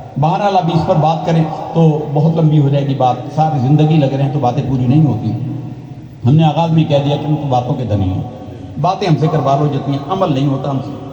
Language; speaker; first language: Urdu; non-native, local second language; Punjabi